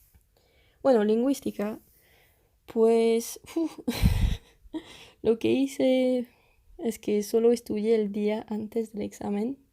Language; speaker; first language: Spanish; non-native, fluent; French